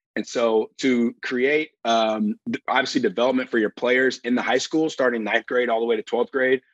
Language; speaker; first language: English; native; English